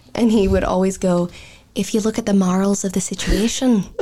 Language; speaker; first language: English; early bilingual, other home language; French